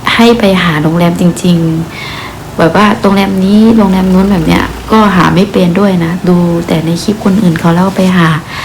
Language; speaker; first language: Thai; non-native, local second language; Khün